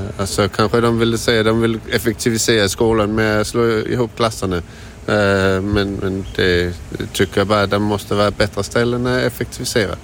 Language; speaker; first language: Swedish; non-native, fluent; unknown